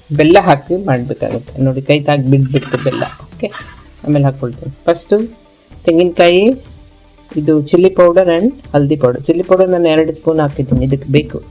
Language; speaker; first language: Kannada; non-native, local second language; Konkani